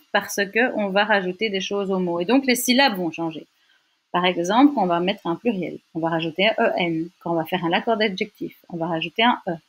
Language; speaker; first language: French; native; French